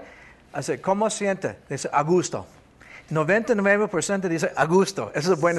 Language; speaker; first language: Spanish; non-native, fluent; English